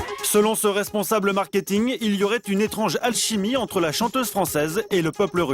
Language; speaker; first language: French; native; French